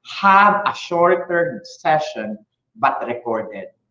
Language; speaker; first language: English; non-native, local second language; Filipino